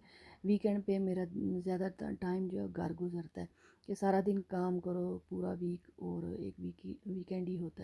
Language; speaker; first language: Urdu; native; Urdu